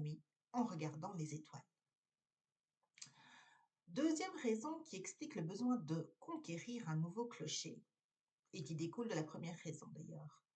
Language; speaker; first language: French; native; French